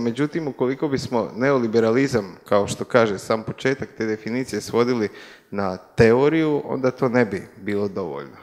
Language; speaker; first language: Croatian; native; Croatian